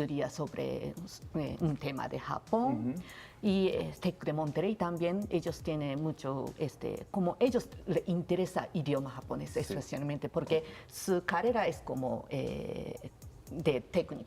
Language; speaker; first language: Spanish; non-native, learner; Japanese